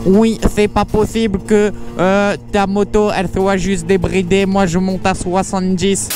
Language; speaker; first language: French; native; French